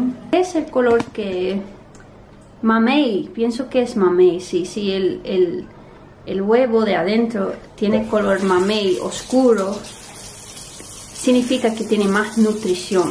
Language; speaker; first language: Spanish; early bilingual, heritage; Spanish